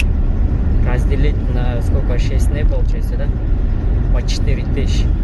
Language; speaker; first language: Russian; non-native, learner; Kyrgyz